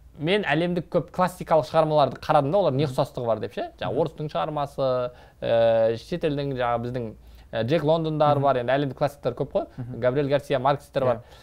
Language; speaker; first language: Kazakh; native; Kazakh